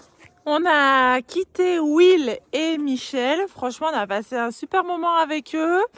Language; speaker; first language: French; native; French